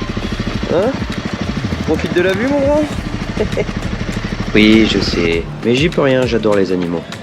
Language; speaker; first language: French; native; French